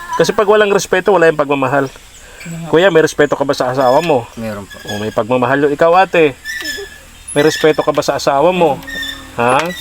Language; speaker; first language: Filipino; native; Filipino